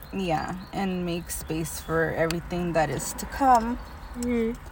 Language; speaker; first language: English; early bilingual, other home language; Spanish